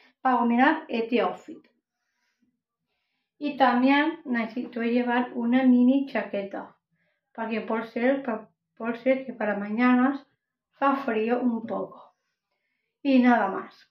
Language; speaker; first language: Spanish; non-native, local second language; Catalan